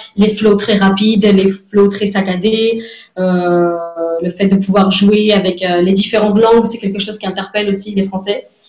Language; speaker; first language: French; non-native, fluent; English